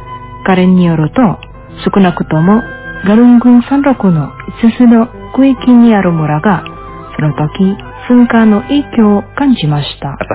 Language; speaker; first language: Japanese; non-native, fluent; Indonesian